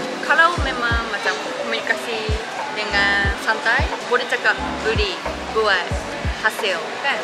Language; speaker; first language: Malay; non-native, fluent; Japanese